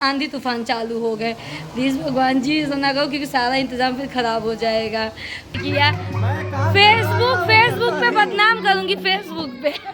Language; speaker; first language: Hindi; native; Hindi